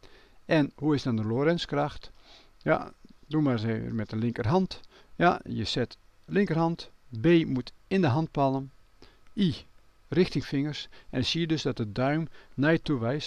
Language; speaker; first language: Dutch; native; Dutch